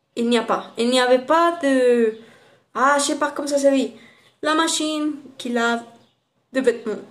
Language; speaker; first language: French; non-native, learner; Spanish